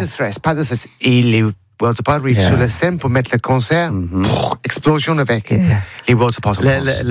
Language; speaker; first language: French; non-native, learner; English